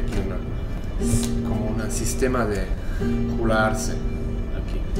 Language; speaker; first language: Spanish; non-native, learner; Japanese